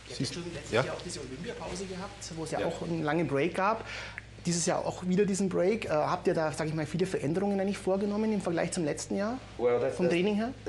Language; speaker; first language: German; native; German